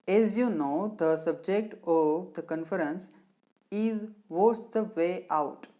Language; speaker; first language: English; non-native, local second language; Gujarati